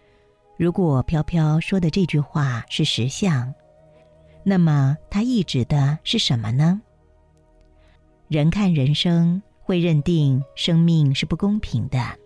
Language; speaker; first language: Chinese; native; Chinese